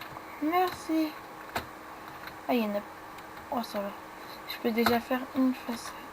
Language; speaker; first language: French; native; French